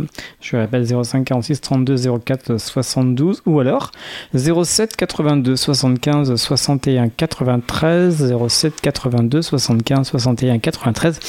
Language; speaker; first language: French; native; French